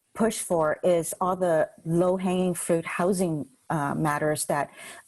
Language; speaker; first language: English; non-native, local second language; Cantonese